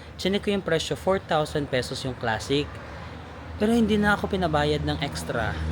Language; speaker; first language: Filipino; non-native, local second language; Waray